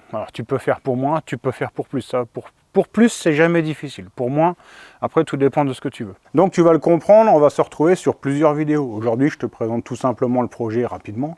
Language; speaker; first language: French; native; French